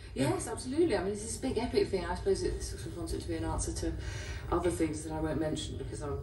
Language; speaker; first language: English; native; English